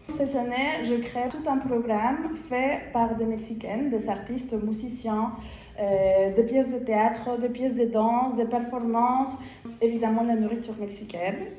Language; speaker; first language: French; non-native, fluent; Spanish